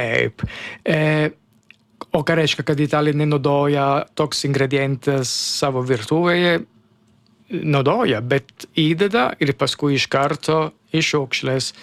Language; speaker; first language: Lithuanian; non-native, learner; Italian